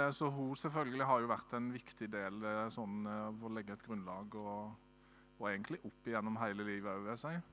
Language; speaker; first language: Norwegian; native; Norwegian